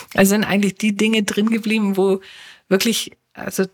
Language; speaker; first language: German; native; German